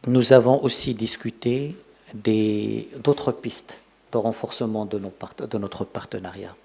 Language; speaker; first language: French; non-native, local second language; Arabic